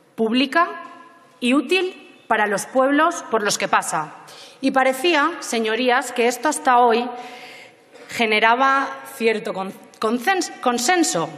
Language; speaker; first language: Spanish; native; Spanish